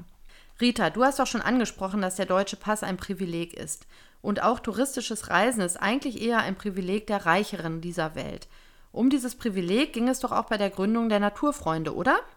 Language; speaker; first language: German; native; German